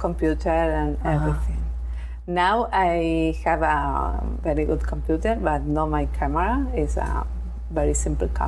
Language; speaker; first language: English; non-native, learner; Spanish